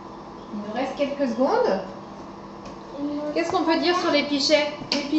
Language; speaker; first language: French; native; French